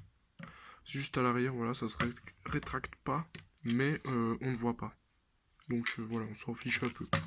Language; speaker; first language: French; native; French